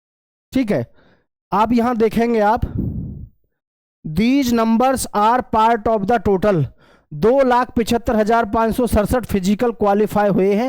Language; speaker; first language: Hindi; native; Hindi